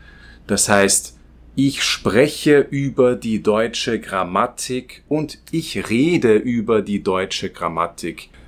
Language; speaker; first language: German; non-native, fluent; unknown